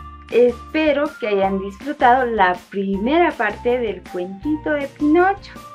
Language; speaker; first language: Spanish; native; Spanish